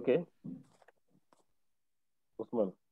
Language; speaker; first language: English; non-native, learner; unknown